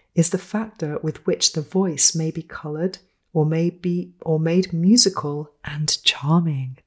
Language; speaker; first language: English; native; English